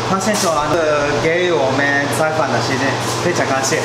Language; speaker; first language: Chinese; non-native, learner; Japanese